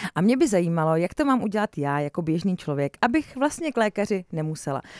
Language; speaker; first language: Czech; native; Czech